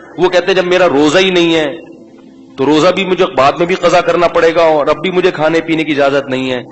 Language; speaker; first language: Urdu; native; Urdu